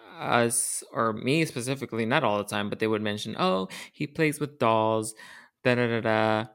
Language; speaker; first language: English; early bilingual, other home language; Spanish